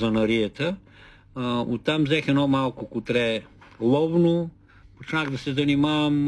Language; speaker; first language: Bulgarian; native; Bulgarian